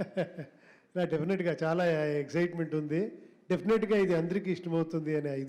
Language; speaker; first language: Telugu; non-native, local second language; Kannada